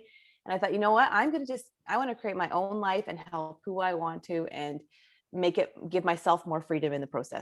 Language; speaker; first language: English; native; English